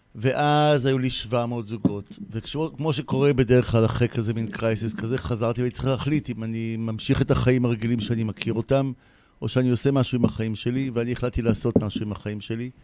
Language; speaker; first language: Hebrew; native; Hebrew